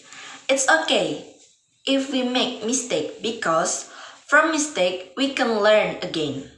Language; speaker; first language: English; non-native, learner; Indonesian